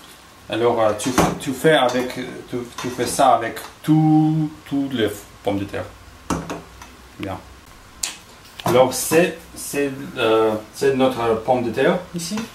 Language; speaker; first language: French; non-native, learner; Russian